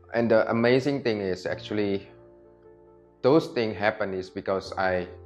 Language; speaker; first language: English; non-native, fluent; Indonesian